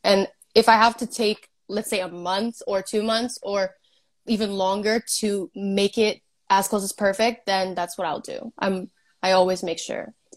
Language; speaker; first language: English; native; English